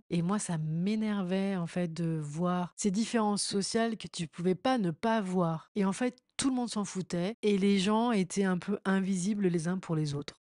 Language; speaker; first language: French; native; French